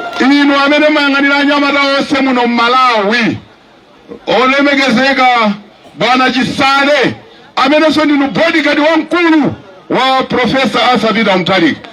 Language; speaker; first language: Nyanja; native; Nyanja